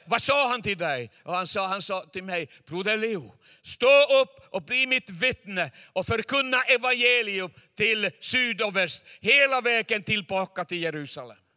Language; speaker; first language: Swedish; non-native, fluent; Chinese